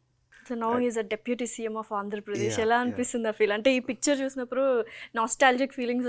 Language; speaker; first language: Telugu; native; Telugu